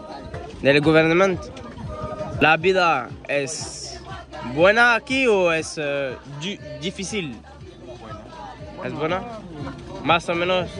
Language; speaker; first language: Spanish; non-native, learner; French